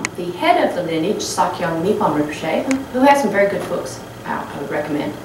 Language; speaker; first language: English; native; English